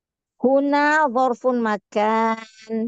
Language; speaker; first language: Arabic; non-native, learner; Indonesian